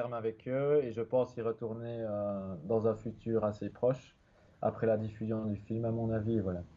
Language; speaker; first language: French; native; French